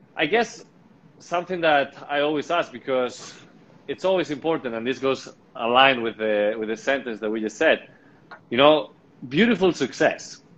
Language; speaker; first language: English; non-native, fluent; Spanish